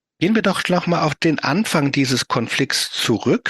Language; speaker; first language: German; native; German